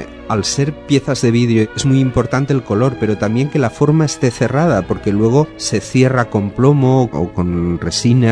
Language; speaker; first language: Spanish; native; Spanish